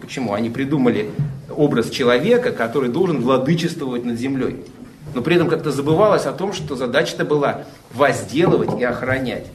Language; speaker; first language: Russian; native; Russian